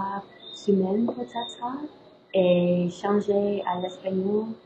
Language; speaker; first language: French; non-native, learner; English